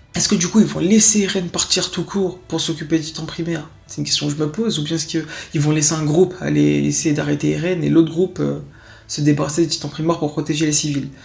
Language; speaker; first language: French; native; French